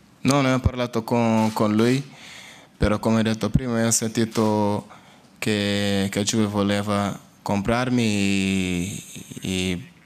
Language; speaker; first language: Italian; non-native, learner; Portuguese